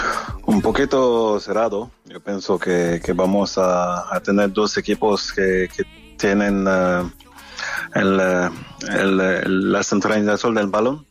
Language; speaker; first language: Spanish; non-native, fluent; French